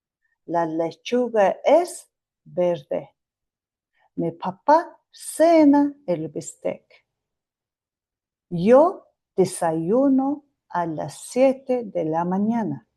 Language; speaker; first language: Spanish; non-native, learner; Mongolian